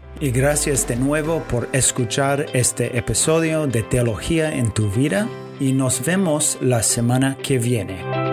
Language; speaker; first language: Spanish; non-native, fluent; English